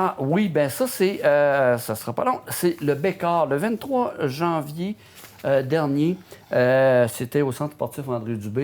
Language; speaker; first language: French; native; French